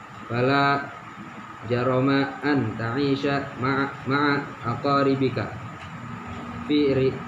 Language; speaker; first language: Arabic; non-native, learner; Indonesian